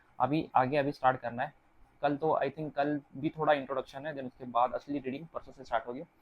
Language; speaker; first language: Hindi; non-native, local second language; Marathi